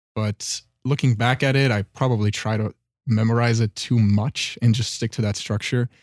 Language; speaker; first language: English; non-native, fluent; German